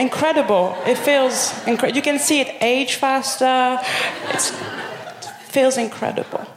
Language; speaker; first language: English; non-native, fluent; French